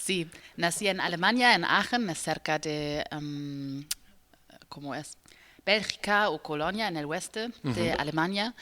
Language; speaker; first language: Spanish; non-native, learner; German